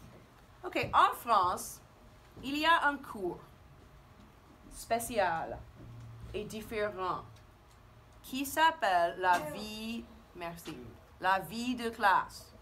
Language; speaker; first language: French; non-native, fluent; English